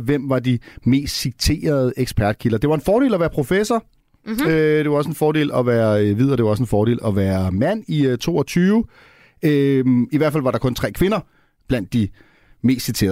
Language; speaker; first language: Danish; native; Danish